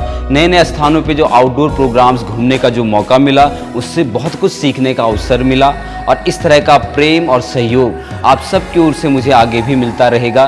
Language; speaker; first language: Hindi; native; Hindi